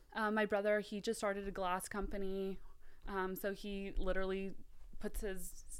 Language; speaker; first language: English; native; English